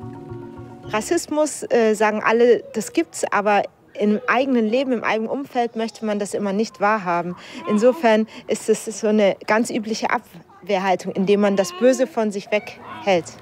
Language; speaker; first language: German; native; German